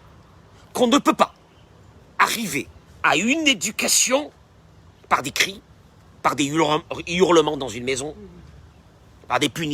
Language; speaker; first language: French; native; French